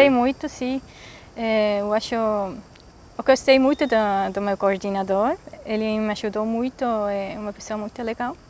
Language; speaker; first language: Portuguese; non-native, fluent; Swiss German